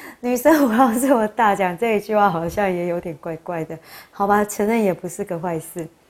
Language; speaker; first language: Chinese; native; Chinese